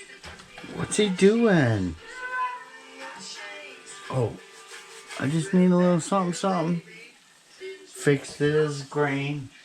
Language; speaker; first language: English; native; English